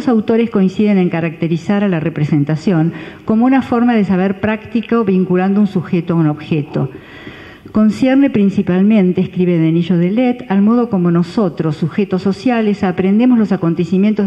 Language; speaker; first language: Spanish; native; Spanish